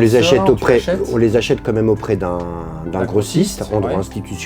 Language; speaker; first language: French; native; French